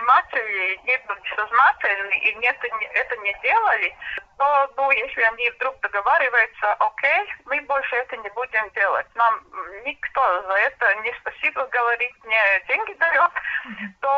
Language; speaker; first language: Russian; non-native, local second language; Latvian